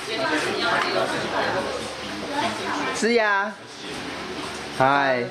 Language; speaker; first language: Chinese; early bilingual, heritage; Chinese